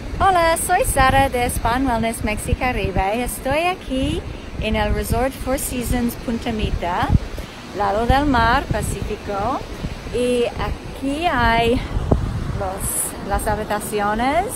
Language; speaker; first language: Spanish; non-native, fluent; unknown